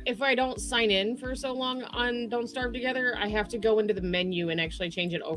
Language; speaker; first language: English; native; English